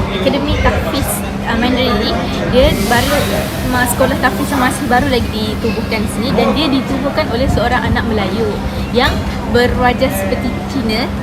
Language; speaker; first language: Malay; native; Malay